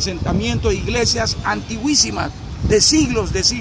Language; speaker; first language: Spanish; native; Spanish